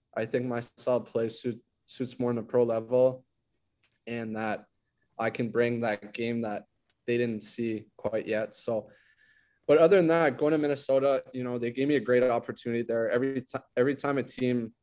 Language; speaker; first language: English; non-native, fluent; French